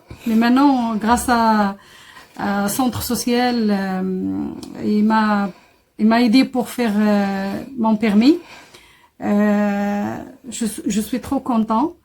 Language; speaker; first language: French; non-native, learner; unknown